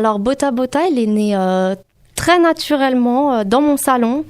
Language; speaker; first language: French; native; French